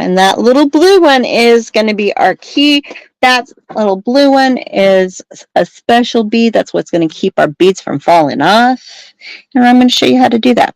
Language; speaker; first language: English; native; English